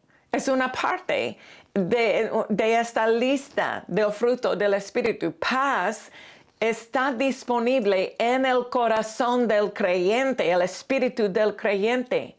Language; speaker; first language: Spanish; non-native, fluent; English